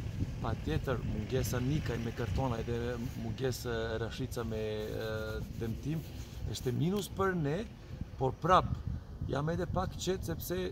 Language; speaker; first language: Albanian; non-native, learner; Serbian